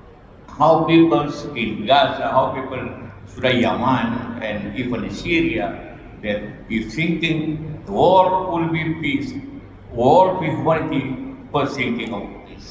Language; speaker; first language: English; non-native, learner; Indonesian